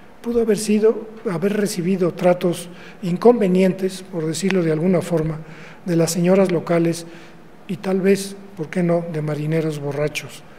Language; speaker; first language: Spanish; native; Spanish